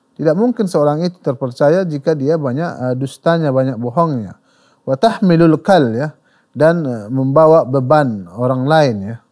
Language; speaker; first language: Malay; native; Malay